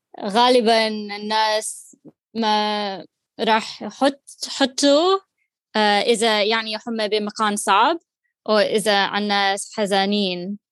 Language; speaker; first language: Arabic; non-native, learner; English